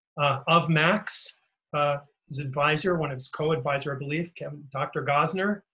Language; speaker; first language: English; native; English